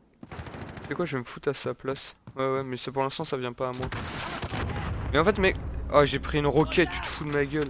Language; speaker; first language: French; native; French